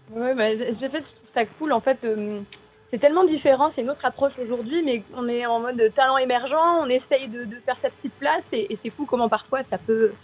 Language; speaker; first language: French; native; French